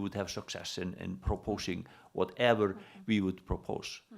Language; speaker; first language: English; non-native, fluent; Icelandic